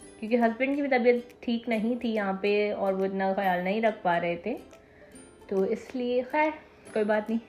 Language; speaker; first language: Urdu; native; Urdu